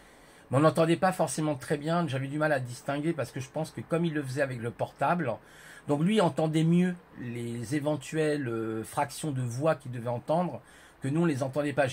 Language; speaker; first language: French; native; French